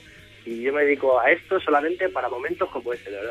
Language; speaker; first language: Spanish; native; Spanish